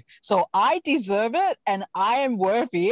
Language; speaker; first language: English; non-native, local second language; Cantonese